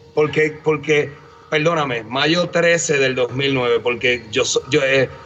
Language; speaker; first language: Spanish; native; Spanish